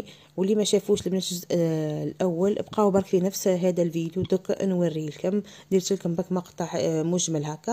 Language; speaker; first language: Arabic; native; Arabic